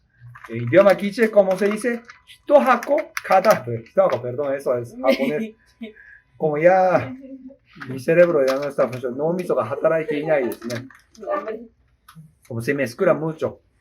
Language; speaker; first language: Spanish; non-native, fluent; Japanese